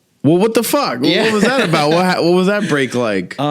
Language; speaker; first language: English; native; English